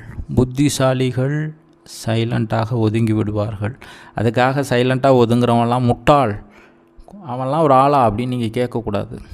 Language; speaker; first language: Tamil; native; Tamil